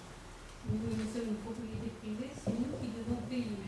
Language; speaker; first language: French; non-native, learner; Romanian